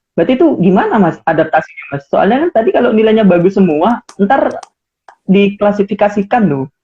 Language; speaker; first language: Indonesian; native; Indonesian